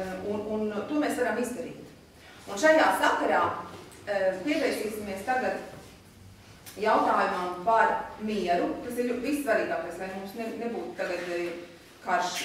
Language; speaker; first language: Latvian; native; Latvian